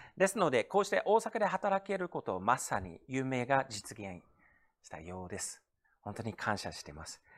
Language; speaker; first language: Japanese; non-native, fluent; English